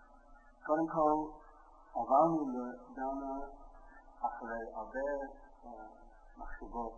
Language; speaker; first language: Hebrew; non-native, fluent; English